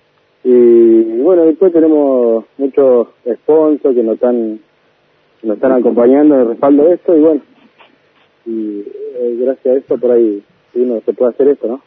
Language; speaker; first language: Spanish; native; Spanish